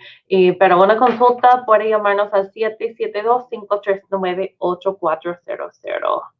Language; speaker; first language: Spanish; non-native, fluent; English